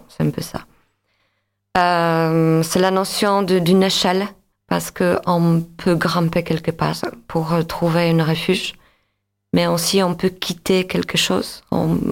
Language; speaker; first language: French; non-native, fluent; Polish